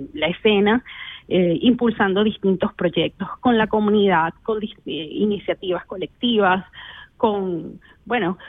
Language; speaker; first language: Spanish; native; Spanish